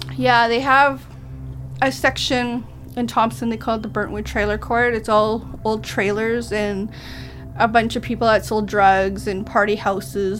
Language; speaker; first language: English; native; English